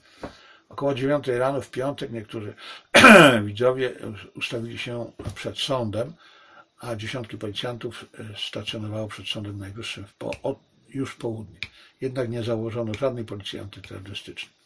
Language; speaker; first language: Polish; native; Polish